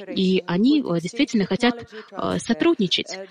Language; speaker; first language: Russian; non-native, fluent; Arabic